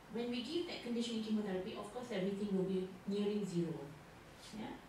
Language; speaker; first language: English; non-native, local second language; Malay